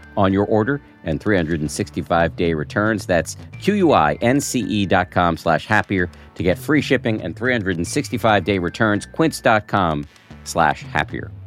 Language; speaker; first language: English; native; English